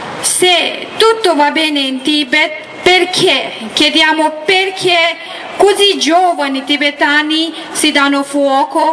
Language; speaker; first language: Italian; non-native, learner; Tibetan